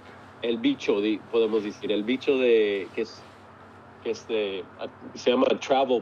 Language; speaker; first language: Spanish; early bilingual, heritage; English